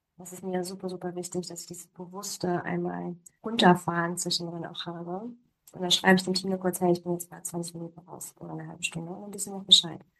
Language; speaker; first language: German; early bilingual, other home language; Polish